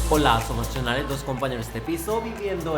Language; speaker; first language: Spanish; non-native, learner; Korean